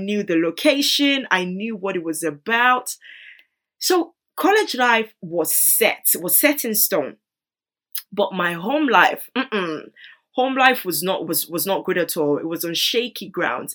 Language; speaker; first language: English; non-native, local second language; Yoruba